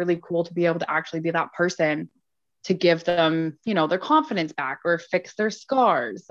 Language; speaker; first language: English; native; English